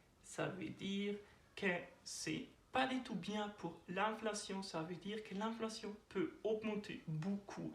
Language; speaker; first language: French; non-native, learner; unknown